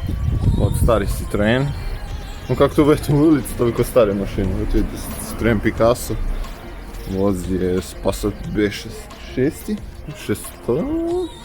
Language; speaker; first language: Russian; non-native, fluent; Serbian